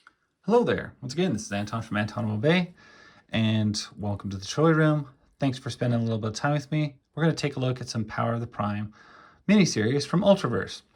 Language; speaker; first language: English; native; English